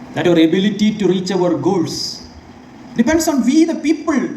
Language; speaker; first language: English; non-native, local second language; Malayalam